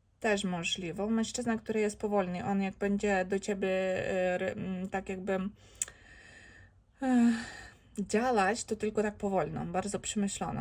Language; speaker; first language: Polish; non-native, learner; Ukrainian